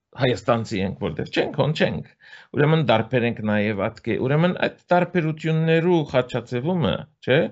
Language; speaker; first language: Armenian; native; Armenian